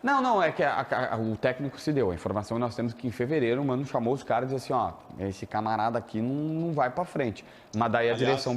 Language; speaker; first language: Portuguese; native; Portuguese